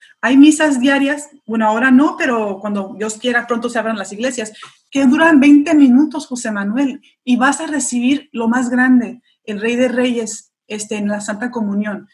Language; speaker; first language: Spanish; early bilingual, heritage; Spanish